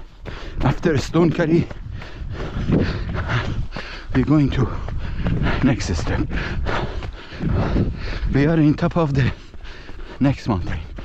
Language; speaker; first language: English; non-native, learner; Persian